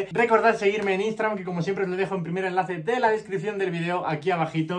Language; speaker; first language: Spanish; native; Spanish